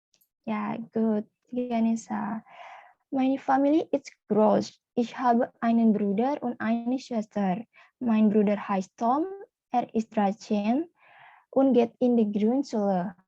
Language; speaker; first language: German; non-native, fluent; Indonesian